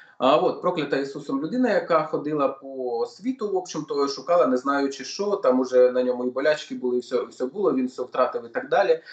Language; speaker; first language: Ukrainian; non-native, local second language; Russian